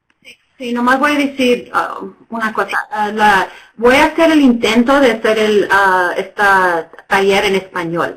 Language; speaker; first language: Spanish; non-native, fluent; English